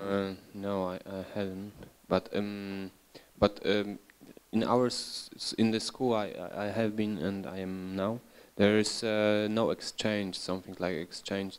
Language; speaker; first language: English; non-native, learner; Polish